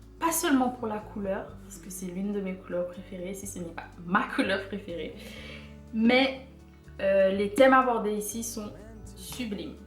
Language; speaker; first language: French; native; French